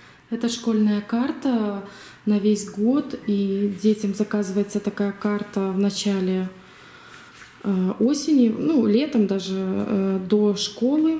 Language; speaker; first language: Russian; native; Russian